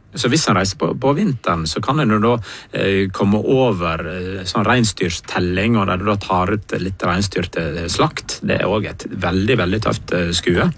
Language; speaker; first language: Norwegian; native; Norwegian